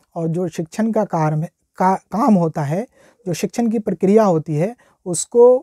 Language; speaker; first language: Hindi; native; Hindi